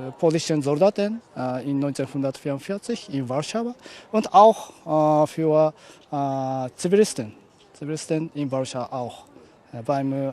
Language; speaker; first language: German; non-native, learner; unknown